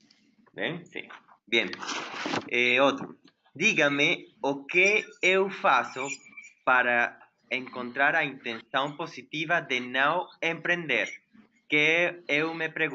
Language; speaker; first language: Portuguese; non-native, learner; Spanish